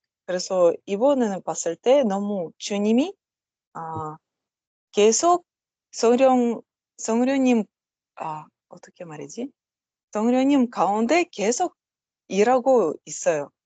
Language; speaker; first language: Korean; non-native, learner; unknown